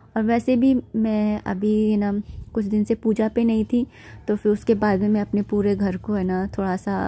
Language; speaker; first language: Hindi; native; Hindi